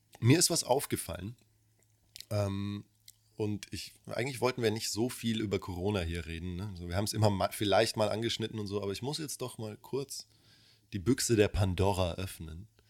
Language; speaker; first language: German; early bilingual, other home language; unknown